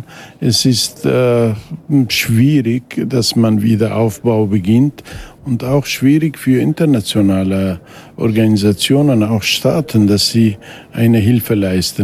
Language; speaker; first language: German; non-native, fluent; Kurdish